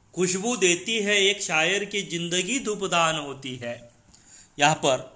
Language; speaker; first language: Hindi; non-native, local second language; Marathi